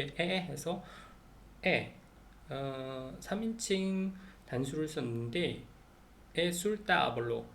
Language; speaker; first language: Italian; non-native, learner; Korean